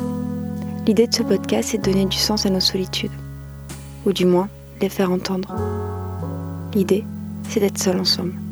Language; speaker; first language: French; native; French